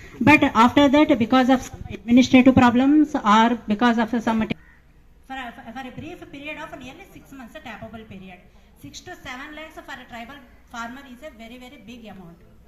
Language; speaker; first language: English; non-native, local second language; Telugu